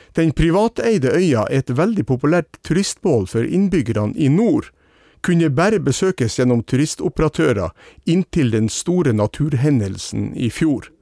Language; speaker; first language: Norwegian; native; Norwegian